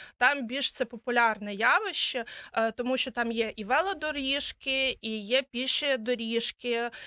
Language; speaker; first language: Ukrainian; native; Ukrainian